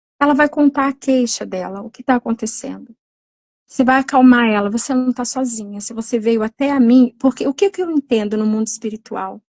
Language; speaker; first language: Portuguese; native; Portuguese